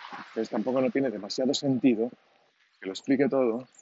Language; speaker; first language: Spanish; non-native, local second language; Catalan